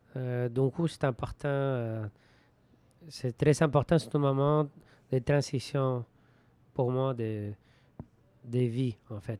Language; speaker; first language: French; non-native, fluent; Spanish